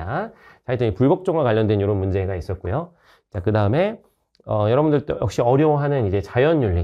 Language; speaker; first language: Korean; native; Korean